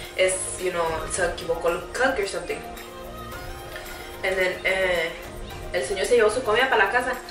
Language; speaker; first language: Spanish; early bilingual, heritage; Spanish